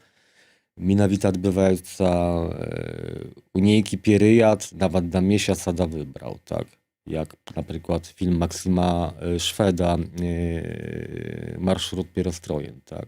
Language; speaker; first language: Polish; non-native, local second language; Belarusian